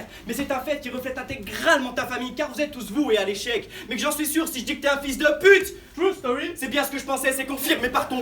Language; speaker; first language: French; native; French